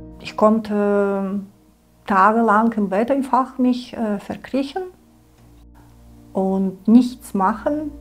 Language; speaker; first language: German; non-native, learner; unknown